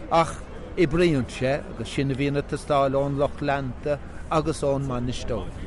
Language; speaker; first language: Irish; native; Irish